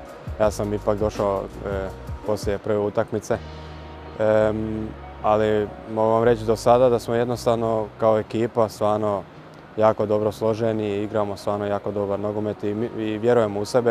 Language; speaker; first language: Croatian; early bilingual, heritage; Croatian